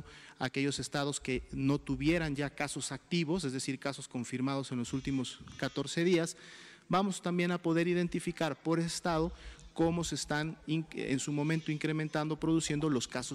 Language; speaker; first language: Spanish; native; Spanish